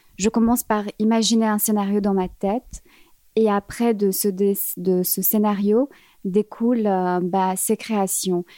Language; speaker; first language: French; early bilingual, other home language; Arabic